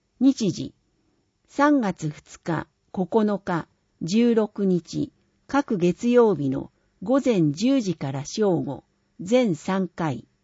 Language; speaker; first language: Japanese; native; Japanese